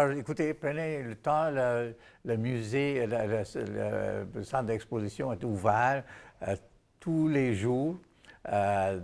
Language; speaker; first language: French; non-native, fluent; Bangla